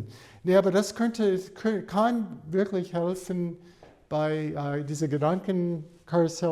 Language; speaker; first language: German; non-native, fluent; English